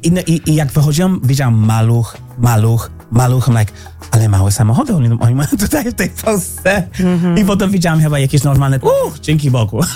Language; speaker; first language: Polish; non-native, learner; English